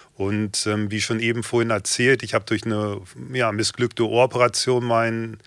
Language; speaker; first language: German; native; German